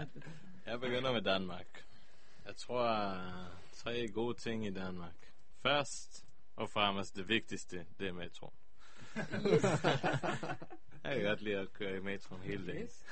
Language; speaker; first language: Danish; early bilingual, heritage; Hebrew